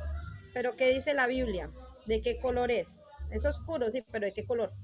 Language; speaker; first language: Spanish; native; Spanish